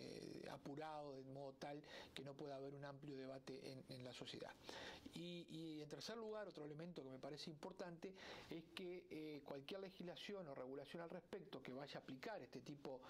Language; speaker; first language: Spanish; native; Spanish